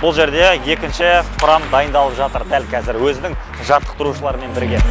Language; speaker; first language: Kazakh; native; Kazakh